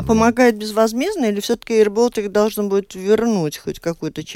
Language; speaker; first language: Russian; native; Russian